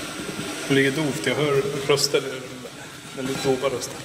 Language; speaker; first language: Swedish; native; Swedish